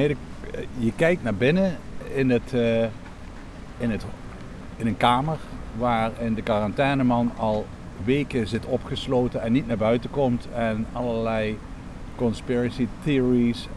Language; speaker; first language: Dutch; native; Dutch